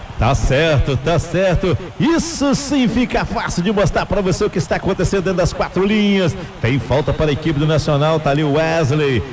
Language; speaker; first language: Portuguese; native; Portuguese